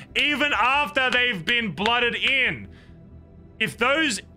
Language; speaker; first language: English; native; English